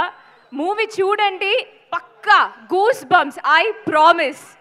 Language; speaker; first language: Telugu; non-native, fluent; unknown